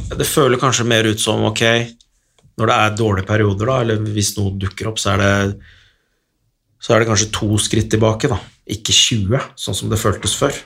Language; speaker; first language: Norwegian; early bilingual, other home language; Arabic